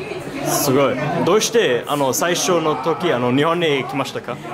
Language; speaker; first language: Japanese; non-native, learner; German